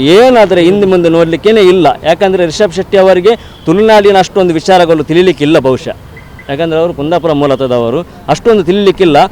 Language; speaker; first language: Kannada; non-native, local second language; Tulu